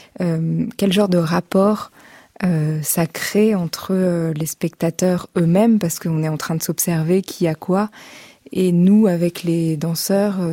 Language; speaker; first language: French; native; French